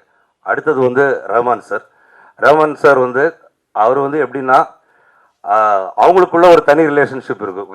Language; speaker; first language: Tamil; native; Tamil